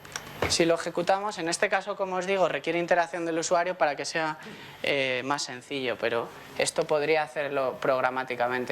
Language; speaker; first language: Spanish; native; Spanish